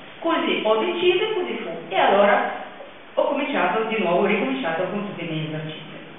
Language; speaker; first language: Italian; non-native, fluent; Russian